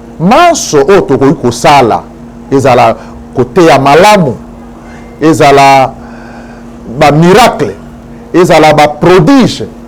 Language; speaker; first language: Lingala; native; Lingala